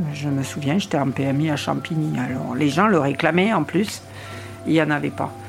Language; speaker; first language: French; native; French